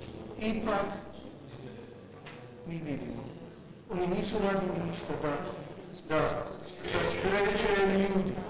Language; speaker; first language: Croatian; non-native, learner; English